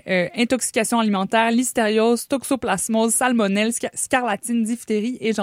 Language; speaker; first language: French; native; French